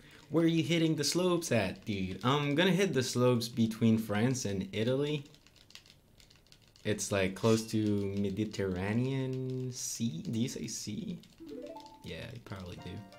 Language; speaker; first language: English; non-native, fluent; French